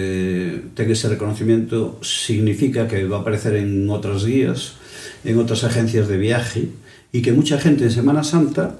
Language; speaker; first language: Spanish; native; Spanish